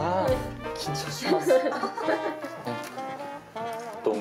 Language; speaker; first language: Japanese; native; Japanese